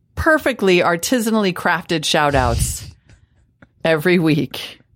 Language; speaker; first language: English; native; English